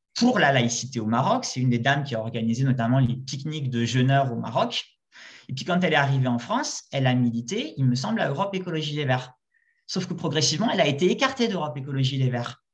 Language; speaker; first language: French; native; French